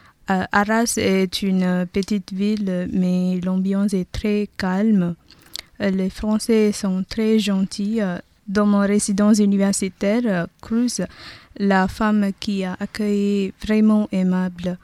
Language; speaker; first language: French; non-native, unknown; Tamil